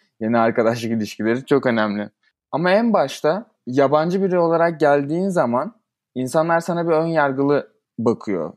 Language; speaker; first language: Turkish; native; Turkish